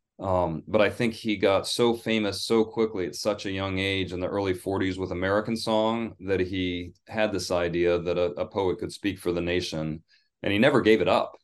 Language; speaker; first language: English; native; English